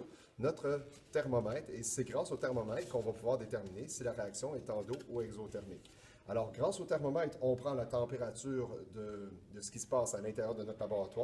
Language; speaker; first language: French; native; French